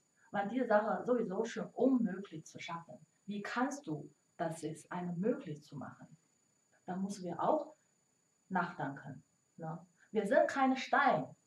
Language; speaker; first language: German; non-native, learner; Chinese